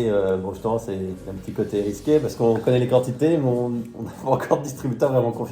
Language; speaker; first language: French; native; French